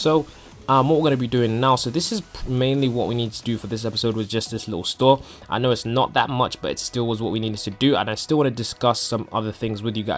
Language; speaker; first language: English; native; English